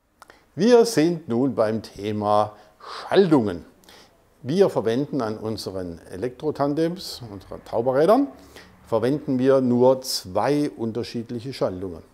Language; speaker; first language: German; native; German